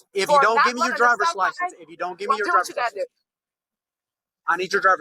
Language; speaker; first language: English; native; English